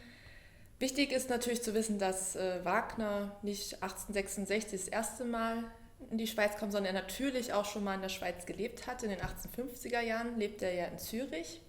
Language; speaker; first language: German; native; German